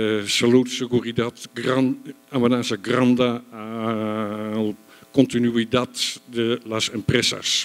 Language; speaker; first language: Spanish; non-native, fluent; Dutch